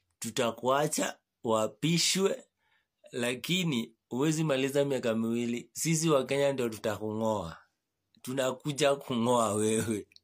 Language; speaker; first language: Swahili; native; Swahili